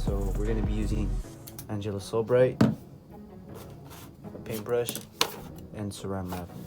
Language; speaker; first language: English; native; English